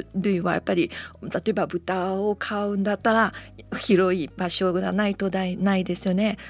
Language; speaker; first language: Japanese; non-native, fluent; Chinese